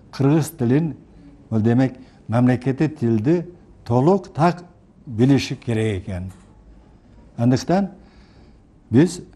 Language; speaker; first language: Kyrgyz; non-native, local second language; Uzbek